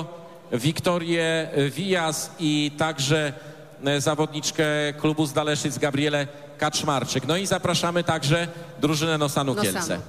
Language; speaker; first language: Polish; native; Polish